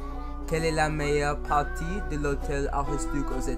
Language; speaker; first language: French; non-native, learner; English